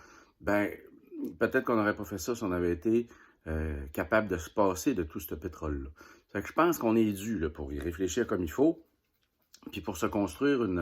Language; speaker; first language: French; native; French